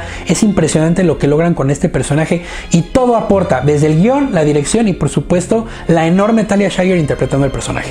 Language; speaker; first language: Spanish; native; Spanish